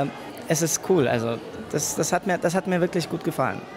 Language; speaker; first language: German; non-native, fluent; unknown